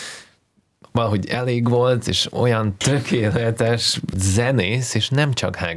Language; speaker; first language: Hungarian; non-native, fluent; Russian